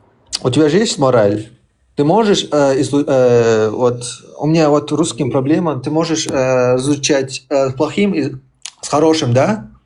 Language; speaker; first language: Russian; early bilingual, heritage; Chechen